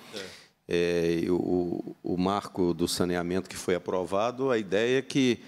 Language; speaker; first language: Portuguese; native; Portuguese